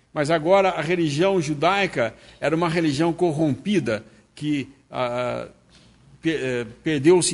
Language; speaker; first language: Portuguese; native; Portuguese